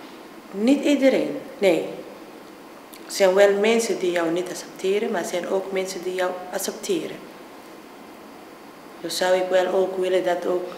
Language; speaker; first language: Dutch; non-native, fluent; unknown